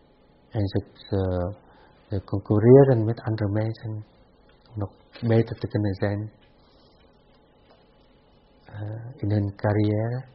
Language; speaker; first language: Dutch; non-native, fluent; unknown